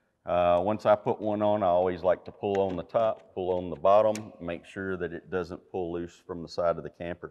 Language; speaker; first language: English; native; English